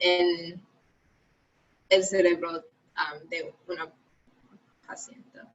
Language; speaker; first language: Spanish; non-native, learner; English